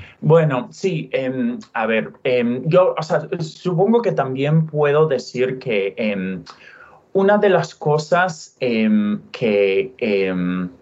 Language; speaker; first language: Spanish; non-native, fluent; English